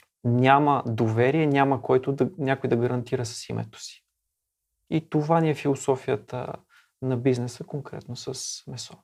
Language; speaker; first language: Bulgarian; native; Bulgarian